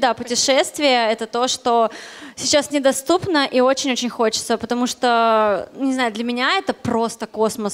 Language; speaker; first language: Russian; native; Russian